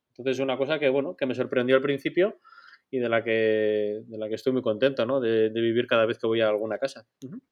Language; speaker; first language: Spanish; native; Spanish